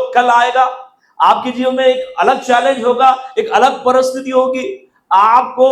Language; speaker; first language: Hindi; non-native, local second language; Marathi